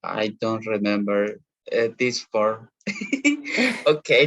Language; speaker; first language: English; non-native, learner; Spanish